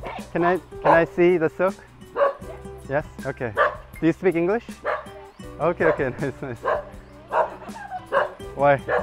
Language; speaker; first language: English; non-native, learner; Korean